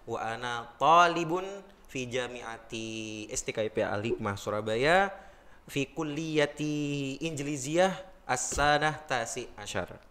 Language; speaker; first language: Arabic; non-native, learner; Indonesian